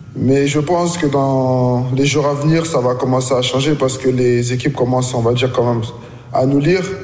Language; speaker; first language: French; native; French